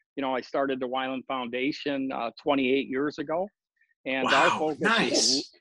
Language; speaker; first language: English; native; English